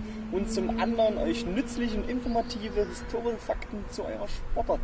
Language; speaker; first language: German; native; German